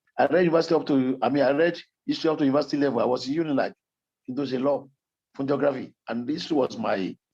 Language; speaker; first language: English; non-native, local second language; Yoruba